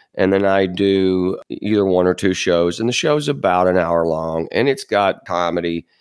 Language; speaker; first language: English; native; English